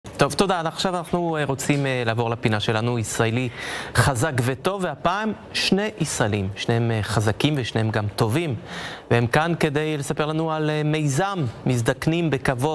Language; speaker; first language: Hebrew; native; Hebrew